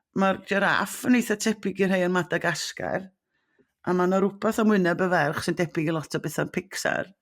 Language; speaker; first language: Welsh; native; Welsh